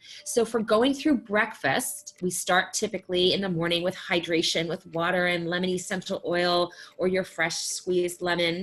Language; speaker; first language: English; native; English